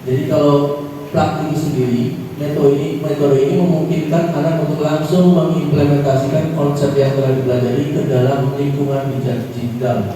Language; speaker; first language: Indonesian; native; Indonesian